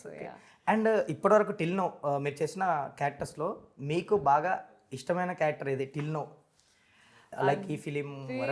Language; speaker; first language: Telugu; native; Telugu